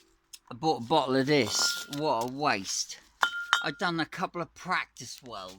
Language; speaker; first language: English; native; English